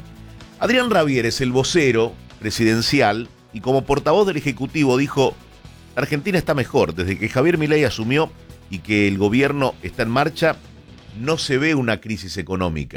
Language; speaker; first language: Spanish; native; Spanish